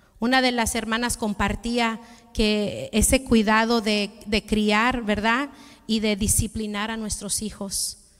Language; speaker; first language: Spanish; early bilingual, heritage; Spanish